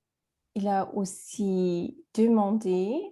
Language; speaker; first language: French; non-native, fluent; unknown